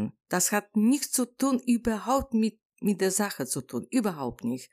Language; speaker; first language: German; non-native, learner; Polish